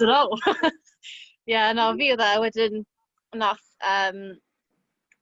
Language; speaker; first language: Welsh; native; Welsh